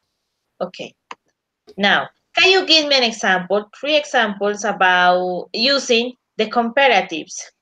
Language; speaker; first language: English; non-native, learner; Spanish